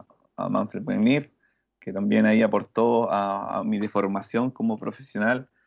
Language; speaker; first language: Spanish; native; Spanish